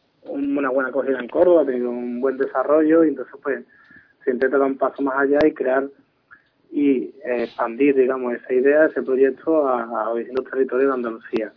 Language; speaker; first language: Spanish; native; Spanish